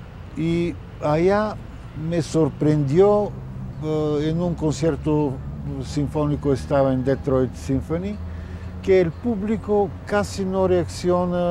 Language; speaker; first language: Spanish; non-native, fluent; Bulgarian